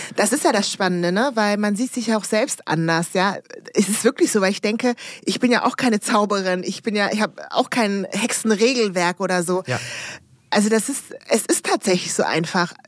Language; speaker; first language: German; early bilingual, other home language; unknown